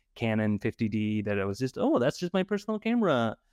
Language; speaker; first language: English; native; English